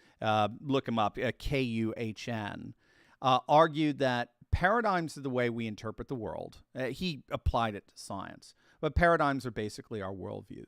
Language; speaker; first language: English; native; English